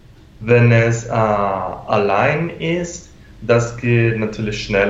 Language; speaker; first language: German; non-native, fluent; Spanish